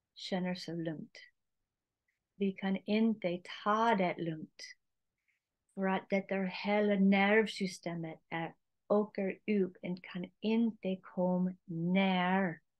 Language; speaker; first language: Swedish; non-native, learner; English